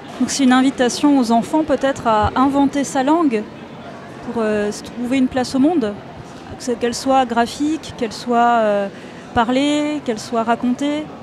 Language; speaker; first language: French; native; French